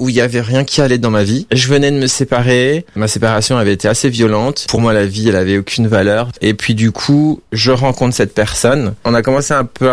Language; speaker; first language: French; native; French